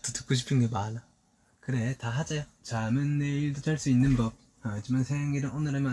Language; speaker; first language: Korean; native; Korean